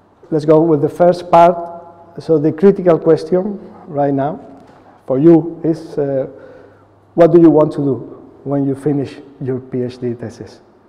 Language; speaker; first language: English; non-native, fluent; Spanish